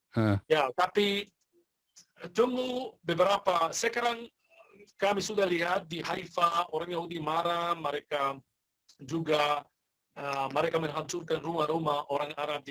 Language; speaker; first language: Indonesian; non-native, fluent; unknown